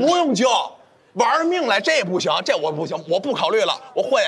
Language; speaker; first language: Chinese; native; Chinese